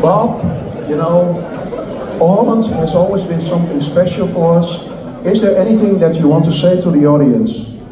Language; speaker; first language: English; non-native, fluent; Dutch